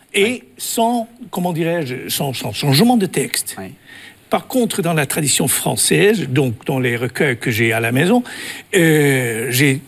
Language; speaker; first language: French; non-native, fluent; Dutch